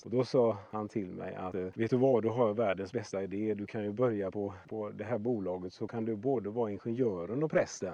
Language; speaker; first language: Swedish; native; Swedish